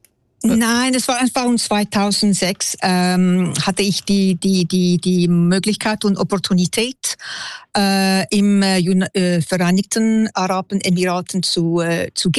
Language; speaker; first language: German; non-native, local second language; French